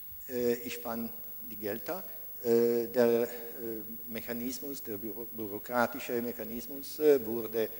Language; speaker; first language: German; non-native, fluent; Italian